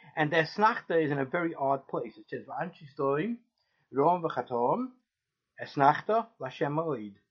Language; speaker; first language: English; native; English